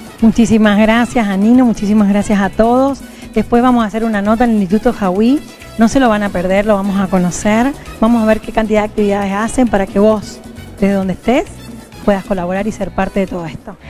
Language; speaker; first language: Spanish; native; Spanish